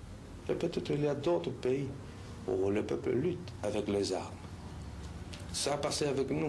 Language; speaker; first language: French; non-native, learner; Spanish